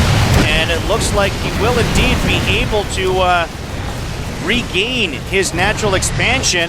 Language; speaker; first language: English; native; English